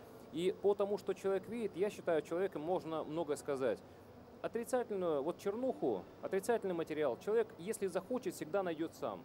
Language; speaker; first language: Russian; native; Russian